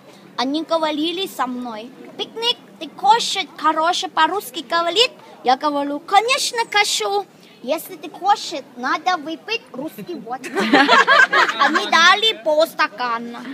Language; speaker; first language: Russian; non-native, learner; Thai